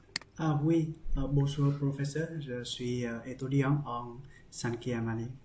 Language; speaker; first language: French; non-native, learner; Vietnamese